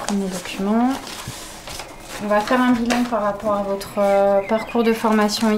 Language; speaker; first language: French; native; French